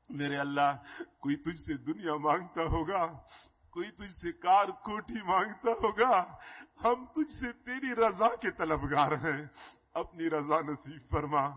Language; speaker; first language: Urdu; non-native, local second language; Punjabi